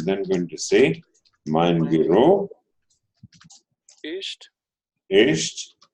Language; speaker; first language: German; non-native, fluent; Telugu